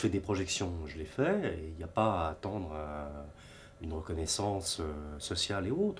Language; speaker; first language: French; native; French